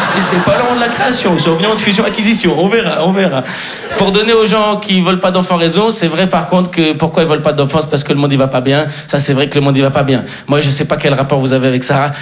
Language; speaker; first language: French; native; French